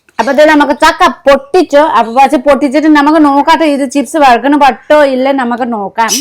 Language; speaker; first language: Malayalam; non-native, fluent; Nepali